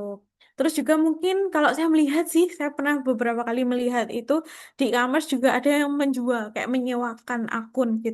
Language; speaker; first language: Indonesian; native; Indonesian